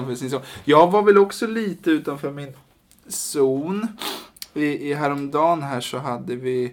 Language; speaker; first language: Swedish; native; Swedish